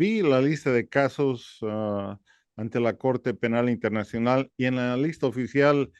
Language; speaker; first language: Spanish; native; Spanish